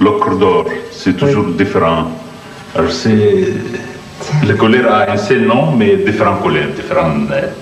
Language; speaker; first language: French; non-native, fluent; Arabic